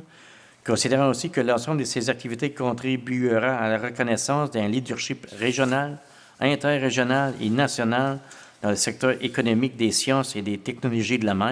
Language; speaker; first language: French; native; French